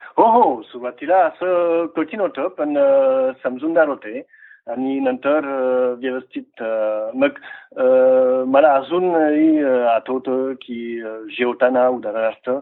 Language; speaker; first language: Marathi; non-native, fluent; French